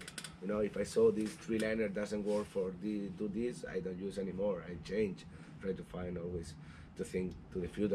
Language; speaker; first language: English; non-native, learner; Spanish